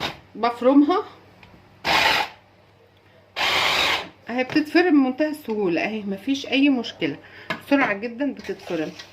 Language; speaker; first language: Arabic; native; Arabic